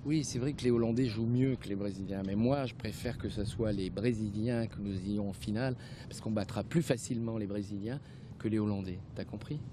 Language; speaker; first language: French; native; French